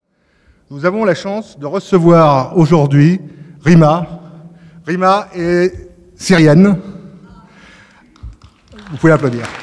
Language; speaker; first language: French; native; French